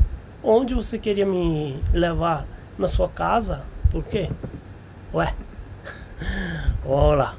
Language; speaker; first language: Portuguese; non-native, learner; Hindi